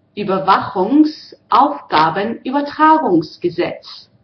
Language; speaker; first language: German; non-native, fluent; Spanish